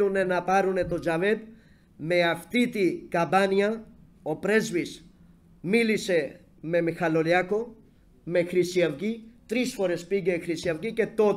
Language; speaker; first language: Greek; non-native, fluent; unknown